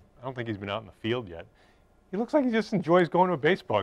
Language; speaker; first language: English; native; English